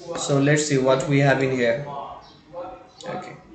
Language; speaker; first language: English; non-native, local second language; Bangla